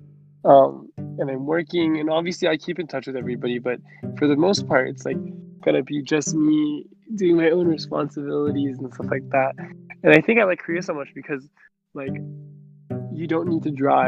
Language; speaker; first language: English; native; English